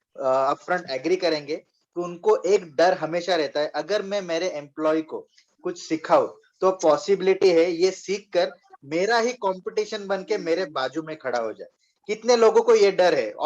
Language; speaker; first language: Hindi; non-native, local second language; Marathi